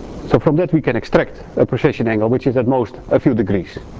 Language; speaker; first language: English; non-native, fluent; Dutch